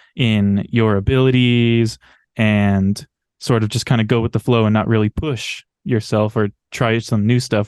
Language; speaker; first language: English; native; English